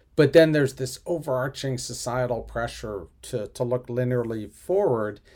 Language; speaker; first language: English; native; English